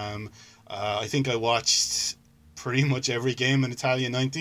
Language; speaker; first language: English; native; English